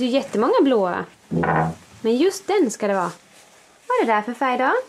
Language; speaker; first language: Swedish; native; Swedish